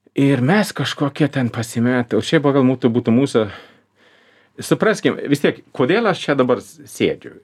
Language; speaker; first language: Lithuanian; non-native, fluent; Swedish